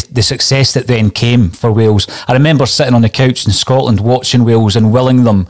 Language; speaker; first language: English; native; English